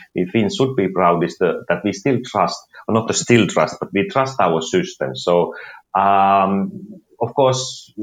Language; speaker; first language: English; non-native, fluent; Finnish